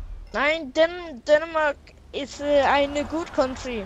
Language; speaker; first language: German; non-native, learner; Danish